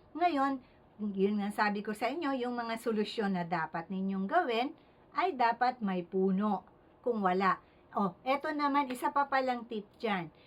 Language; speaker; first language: Filipino; native; Filipino